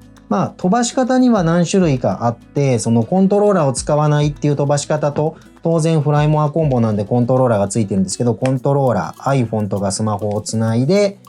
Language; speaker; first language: Japanese; native; Japanese